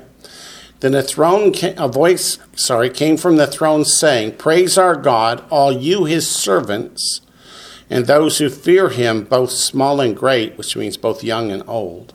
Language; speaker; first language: English; native; English